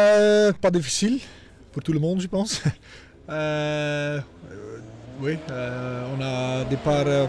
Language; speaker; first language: French; non-native, learner; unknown